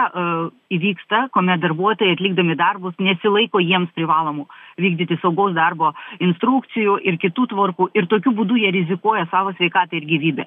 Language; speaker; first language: Lithuanian; native; Lithuanian